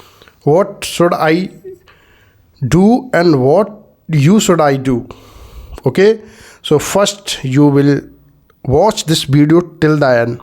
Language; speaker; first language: English; non-native, learner; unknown